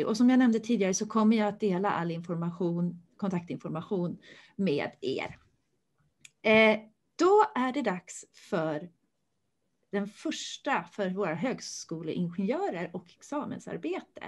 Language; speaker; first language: Swedish; native; Swedish